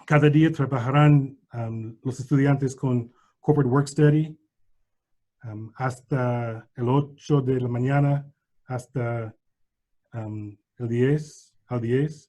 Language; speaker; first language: Spanish; non-native, learner; English